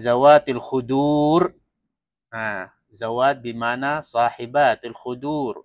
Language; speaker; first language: Arabic; non-native, fluent; Malay